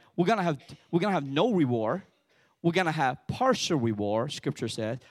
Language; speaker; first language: English; early bilingual, other home language; Chinese